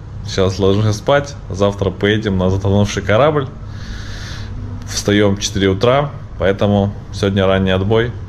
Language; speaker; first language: Russian; native; Russian